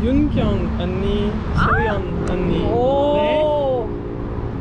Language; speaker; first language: Korean; non-native, learner; French